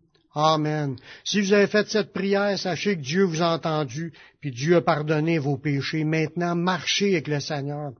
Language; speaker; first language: French; native; French